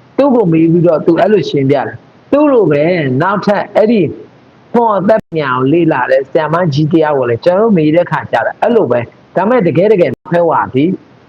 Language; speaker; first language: Burmese; non-native, local second language; Mon